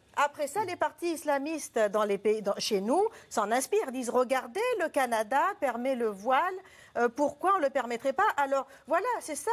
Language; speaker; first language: French; non-native, local second language; Arabic